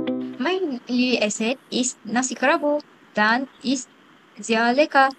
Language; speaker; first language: German; non-native, learner; Malay